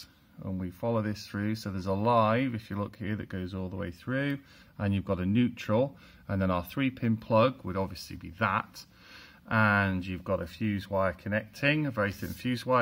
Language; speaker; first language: English; native; English